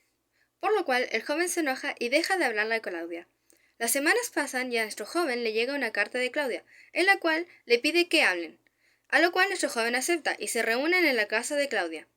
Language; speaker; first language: Spanish; native; Spanish